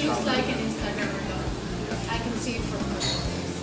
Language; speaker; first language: English; non-native, fluent; Turkish